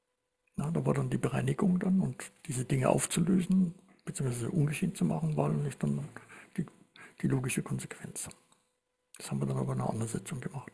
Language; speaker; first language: German; native; German